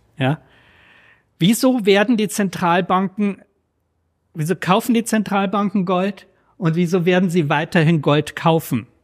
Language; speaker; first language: German; native; German